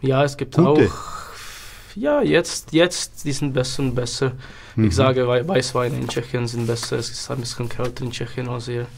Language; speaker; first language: German; non-native, learner; Czech